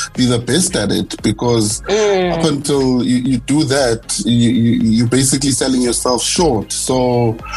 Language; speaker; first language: English; non-native, local second language; Zulu